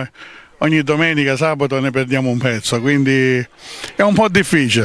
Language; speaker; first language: Italian; native; Italian